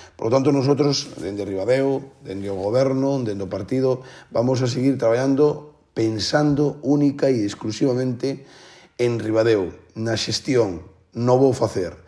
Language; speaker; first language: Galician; native; Galician